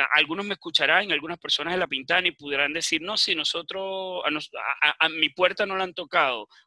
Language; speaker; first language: Spanish; native; Spanish